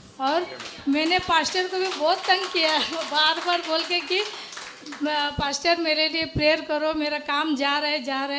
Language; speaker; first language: Hindi; non-native, local second language; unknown